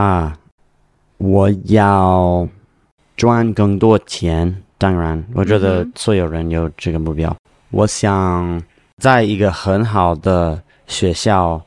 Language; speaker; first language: Chinese; non-native, learner; English